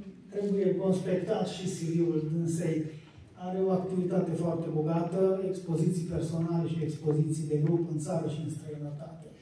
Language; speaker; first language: Romanian; non-native, local second language; Hungarian